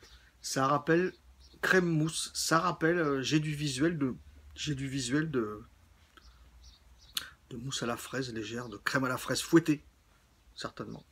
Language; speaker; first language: French; native; French